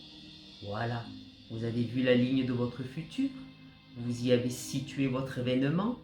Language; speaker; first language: French; native; French